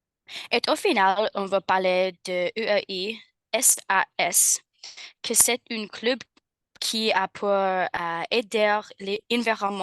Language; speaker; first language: French; non-native, learner; English